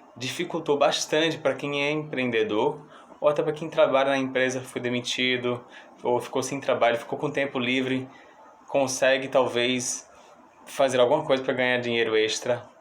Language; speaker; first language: Portuguese; non-native, fluent; English